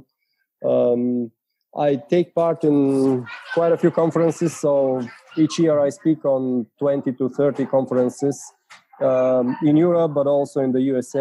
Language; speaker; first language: English; non-native, fluent; Bulgarian